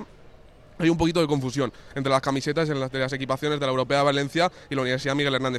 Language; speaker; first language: Spanish; native; Spanish